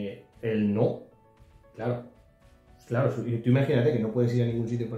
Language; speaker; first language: Spanish; native; Spanish